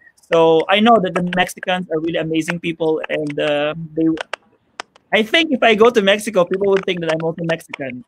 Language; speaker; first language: English; non-native, fluent; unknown